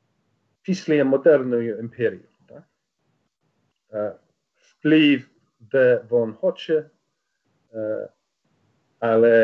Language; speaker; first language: Ukrainian; non-native, learner; English